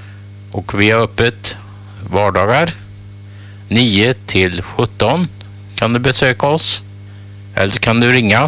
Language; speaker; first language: Swedish; native; Swedish